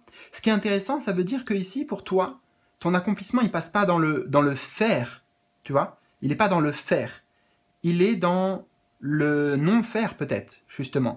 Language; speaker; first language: French; native; French